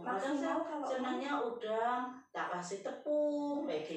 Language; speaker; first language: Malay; non-native, local second language; Javanese